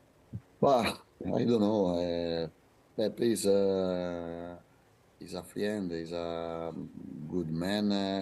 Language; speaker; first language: English; non-native, fluent; Italian